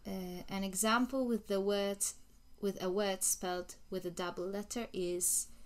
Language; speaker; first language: English; non-native, fluent; Polish